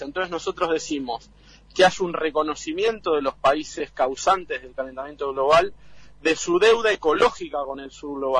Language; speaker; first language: Spanish; native; Spanish